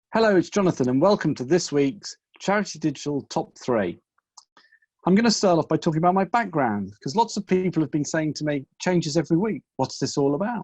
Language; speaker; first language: English; native; English